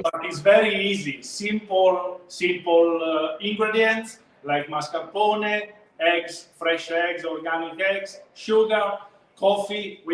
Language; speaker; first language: English; non-native, learner; Italian